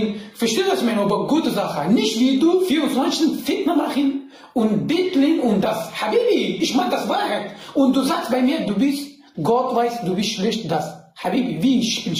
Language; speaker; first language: German; non-native, learner; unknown